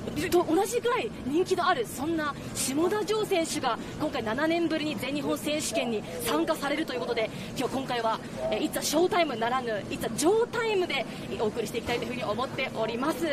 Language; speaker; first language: Japanese; native; Japanese